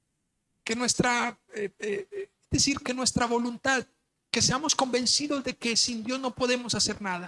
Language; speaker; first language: Spanish; native; Spanish